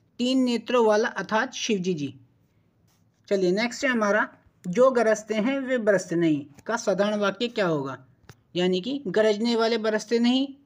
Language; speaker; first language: Hindi; native; Hindi